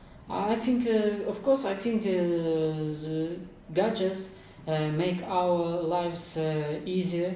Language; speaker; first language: English; non-native, learner; Kazakh